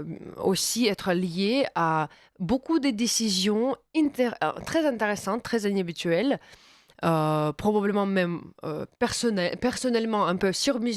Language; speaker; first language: French; non-native, fluent; Russian